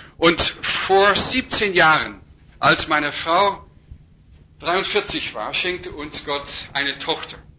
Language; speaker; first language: German; non-native, fluent; English